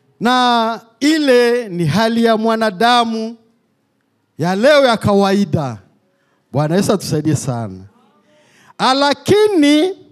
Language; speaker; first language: Swahili; native; Swahili